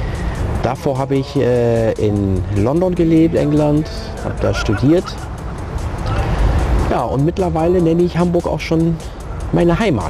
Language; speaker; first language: German; early bilingual, other home language; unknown